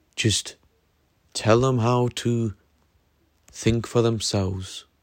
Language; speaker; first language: English; non-native, fluent; Norwegian